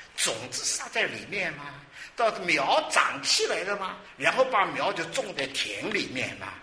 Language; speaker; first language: Chinese; non-native, local second language; Wu Chinese